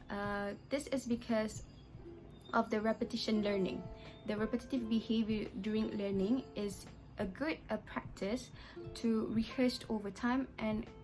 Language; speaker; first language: English; non-native, local second language; Malay